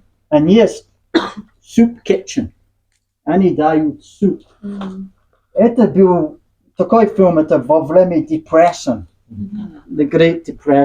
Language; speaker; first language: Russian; non-native, learner; English